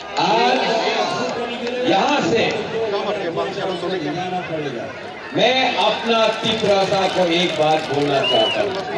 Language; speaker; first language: Hindi; non-native, local second language; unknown